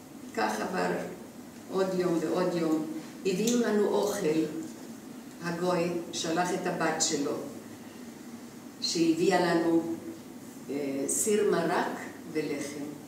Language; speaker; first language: Hebrew; non-native, fluent; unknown